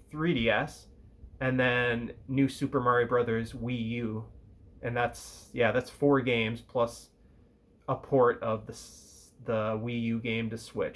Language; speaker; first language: English; native; English